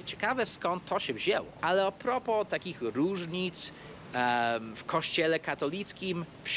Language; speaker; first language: Polish; early bilingual, heritage; Polish